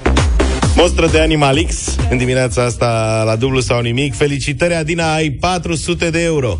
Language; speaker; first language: Romanian; native; Romanian